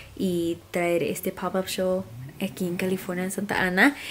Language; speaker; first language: Spanish; early bilingual, heritage; Spanish